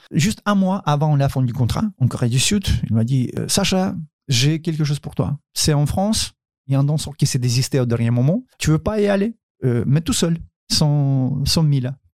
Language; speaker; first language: French; non-native, fluent; Ukrainian